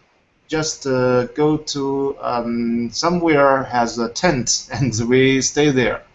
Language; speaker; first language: English; non-native, fluent; Chinese